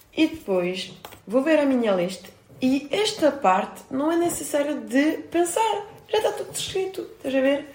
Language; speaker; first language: Portuguese; non-native, fluent; French